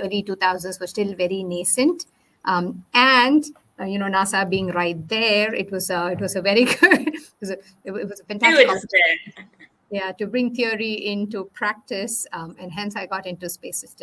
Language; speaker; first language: English; non-native, local second language; Tamil